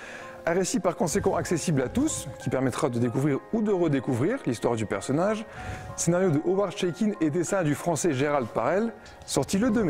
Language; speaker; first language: French; native; French